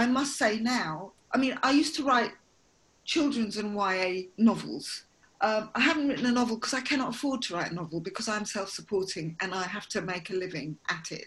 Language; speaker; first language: English; native; English